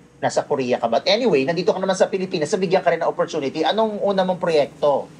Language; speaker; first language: Filipino; native; Filipino